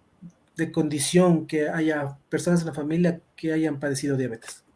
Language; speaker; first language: Spanish; native; Spanish